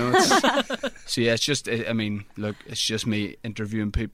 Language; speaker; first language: English; native; English